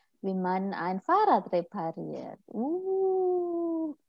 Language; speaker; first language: German; non-native, fluent; Indonesian